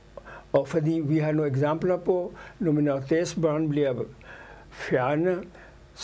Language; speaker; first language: Danish; non-native, fluent; Urdu